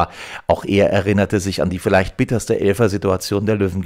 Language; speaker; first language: German; native; German